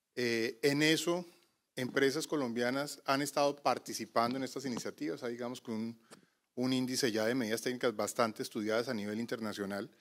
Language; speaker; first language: Spanish; native; Spanish